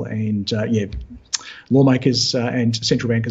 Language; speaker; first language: English; native; English